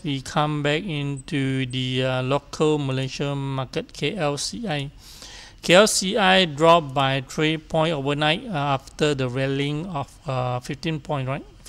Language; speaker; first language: English; non-native, local second language; Chinese